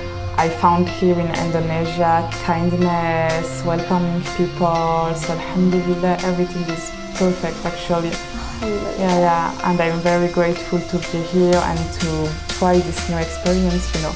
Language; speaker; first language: English; non-native, fluent; French